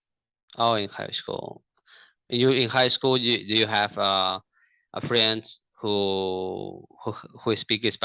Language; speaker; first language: English; non-native, learner; Portuguese